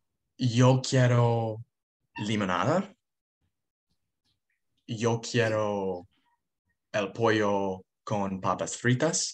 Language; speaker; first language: Spanish; non-native, learner; English